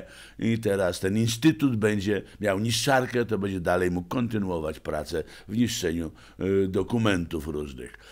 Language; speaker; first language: Polish; native; Polish